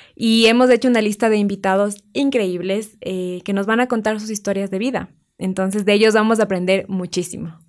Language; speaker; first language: Spanish; native; Spanish